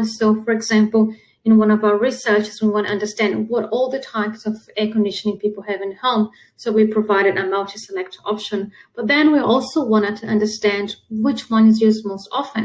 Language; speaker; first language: English; non-native, fluent; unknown